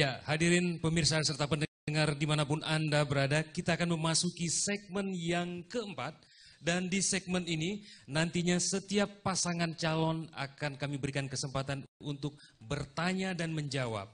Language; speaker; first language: Indonesian; native; Indonesian